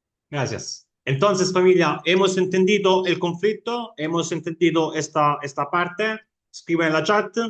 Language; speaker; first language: Spanish; non-native, fluent; Italian